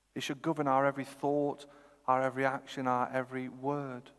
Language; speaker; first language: English; native; English